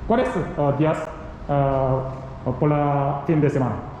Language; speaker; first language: Spanish; non-native, learner; Korean